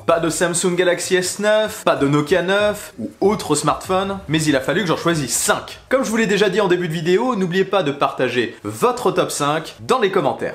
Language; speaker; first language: French; native; French